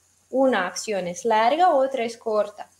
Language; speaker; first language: Spanish; non-native, fluent; Russian